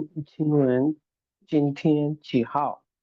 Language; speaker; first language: Chinese; non-native, learner; Bangla